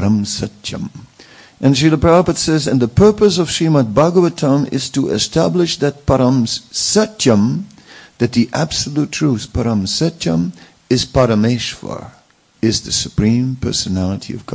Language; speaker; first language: English; non-native, local second language; Dutch